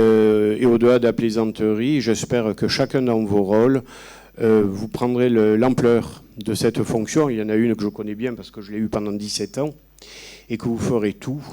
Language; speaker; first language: French; native; French